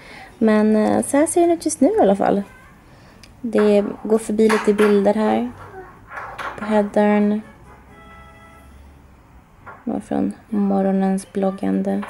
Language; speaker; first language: Swedish; native; Swedish